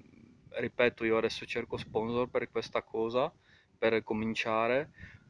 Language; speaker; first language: Italian; non-native, fluent; Czech